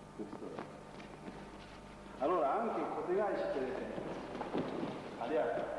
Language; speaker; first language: Italian; non-native, fluent; Japanese